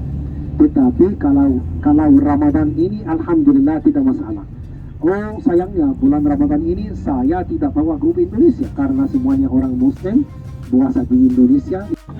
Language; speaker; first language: Indonesian; non-native, fluent; Arabic